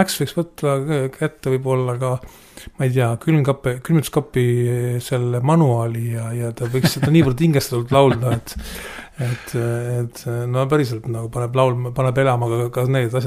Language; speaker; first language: Estonian; native; Estonian